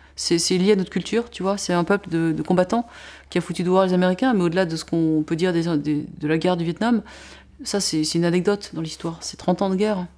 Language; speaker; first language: French; native; French